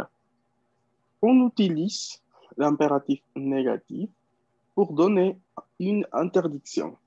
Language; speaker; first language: French; non-native, fluent; Spanish